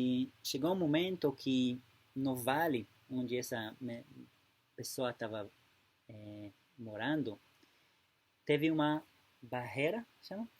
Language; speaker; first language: Portuguese; non-native, fluent; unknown